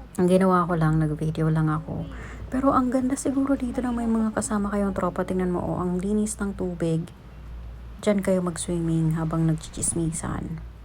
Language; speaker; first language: Filipino; non-native, local second language; Bikol